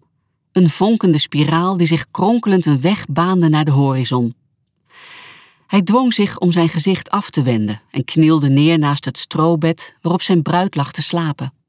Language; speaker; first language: Dutch; native; Dutch